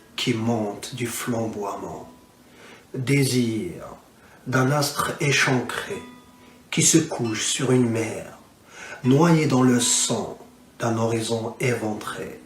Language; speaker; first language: French; non-native, local second language; Arabic